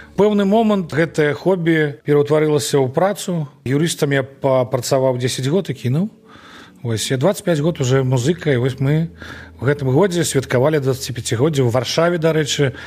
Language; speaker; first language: Belarusian; non-native, local second language; Russian